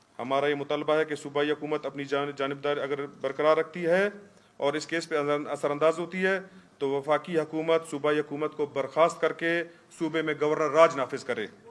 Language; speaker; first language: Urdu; non-native, local second language; Baluchi